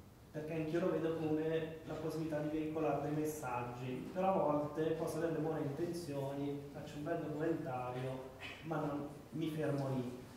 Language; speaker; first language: Italian; native; Italian